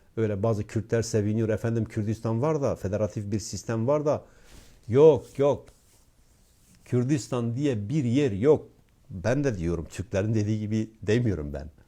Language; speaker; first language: Turkish; non-native, local second language; Kurdish